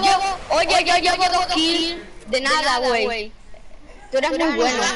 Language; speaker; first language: Spanish; native; Spanish